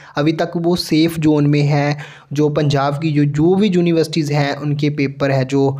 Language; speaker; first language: Hindi; non-native, local second language; Punjabi